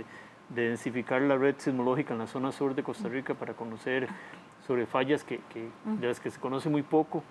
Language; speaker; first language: Spanish; native; Spanish